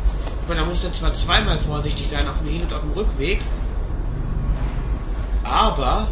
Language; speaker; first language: German; native; German